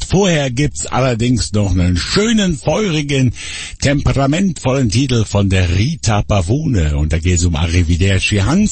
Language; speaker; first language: German; native; German